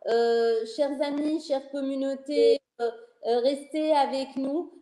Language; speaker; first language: French; non-native, local second language; Arabic